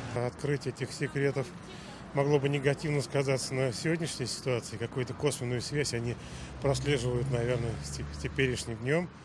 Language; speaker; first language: Russian; native; Russian